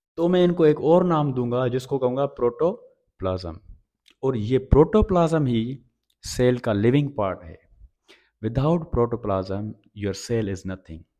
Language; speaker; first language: Urdu; non-native, local second language; Sindhi